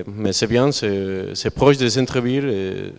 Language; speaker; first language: French; non-native, learner; Spanish